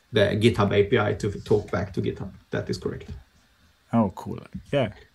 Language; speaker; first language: English; non-native, fluent; Swedish